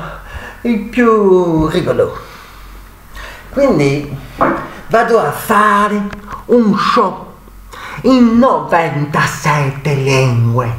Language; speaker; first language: Italian; non-native, fluent; French